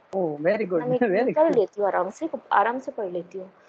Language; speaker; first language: Hindi; native; Hindi